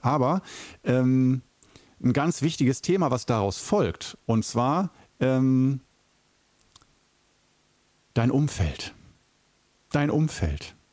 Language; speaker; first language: German; native; German